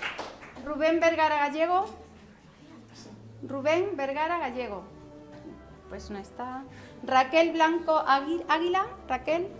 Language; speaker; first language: Spanish; native; Spanish